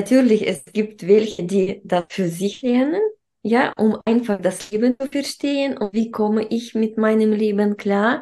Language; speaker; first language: German; non-native, fluent; Russian